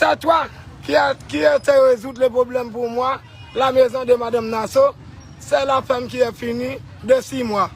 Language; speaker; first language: French; non-native, learner; Haitian Creole